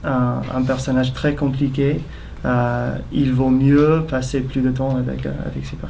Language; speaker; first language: French; non-native, fluent; English